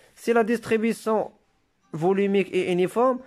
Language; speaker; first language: French; non-native, local second language; Arabic